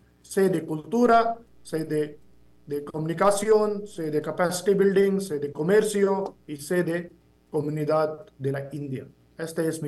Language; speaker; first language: Spanish; non-native, fluent; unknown